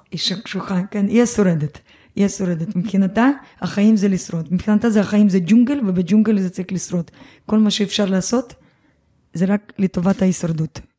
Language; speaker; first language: Hebrew; early bilingual, other home language; Russian